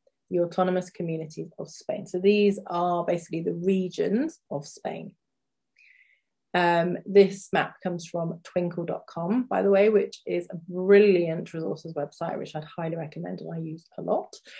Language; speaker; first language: English; native; English